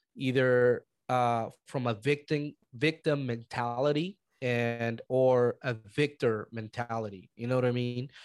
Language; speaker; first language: English; early bilingual, other home language; Spanish